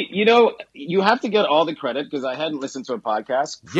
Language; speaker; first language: English; non-native, local second language; Yoruba